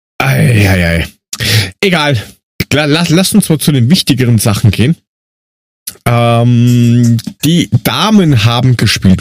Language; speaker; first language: German; native; German